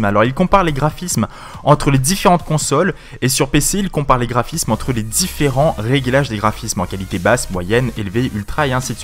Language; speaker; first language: French; native; French